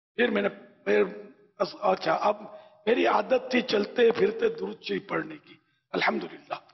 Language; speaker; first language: Urdu; native; Urdu